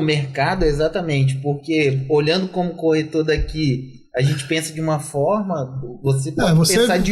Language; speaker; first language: Portuguese; native; Portuguese